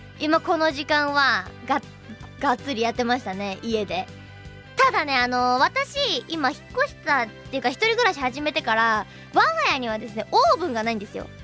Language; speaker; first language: Japanese; native; Japanese